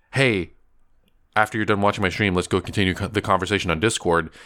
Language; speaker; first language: English; native; English